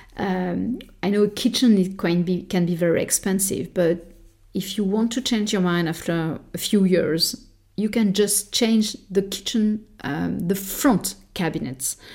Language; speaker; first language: English; non-native, fluent; French